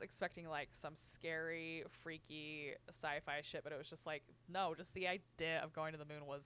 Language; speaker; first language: English; native; English